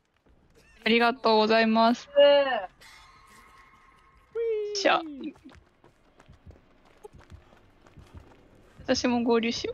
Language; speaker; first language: Japanese; native; Japanese